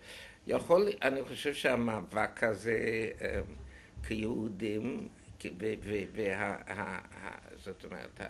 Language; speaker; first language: Hebrew; non-native, fluent; German